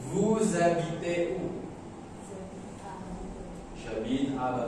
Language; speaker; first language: French; non-native, fluent; Indonesian